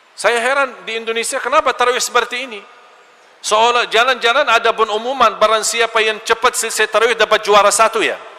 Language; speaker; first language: Malay; non-native, fluent; Arabic